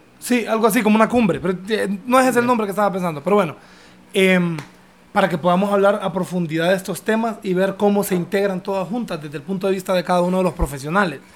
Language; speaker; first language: Spanish; native; Spanish